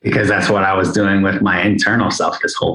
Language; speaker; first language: English; native; English